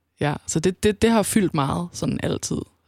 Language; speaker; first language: Danish; native; Danish